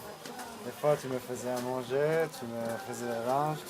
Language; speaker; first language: French; non-native, fluent; Hebrew